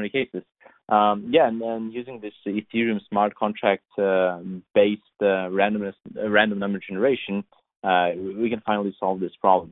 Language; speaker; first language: English; non-native, fluent; Lithuanian